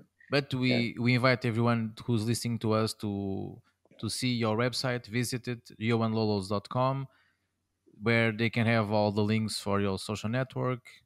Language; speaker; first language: English; non-native, fluent; Portuguese